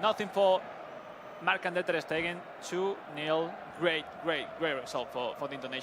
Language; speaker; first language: English; non-native, fluent; Spanish